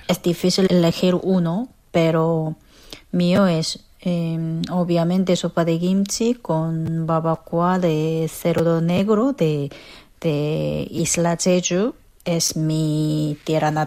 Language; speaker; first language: Spanish; non-native, fluent; Korean